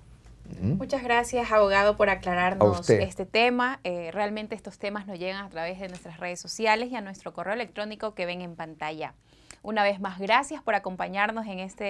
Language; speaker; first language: Spanish; native; Spanish